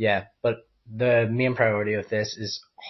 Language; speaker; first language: English; native; English